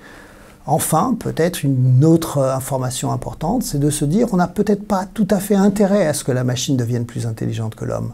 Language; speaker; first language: French; native; French